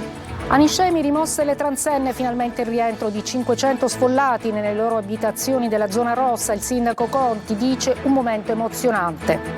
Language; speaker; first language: Italian; native; Italian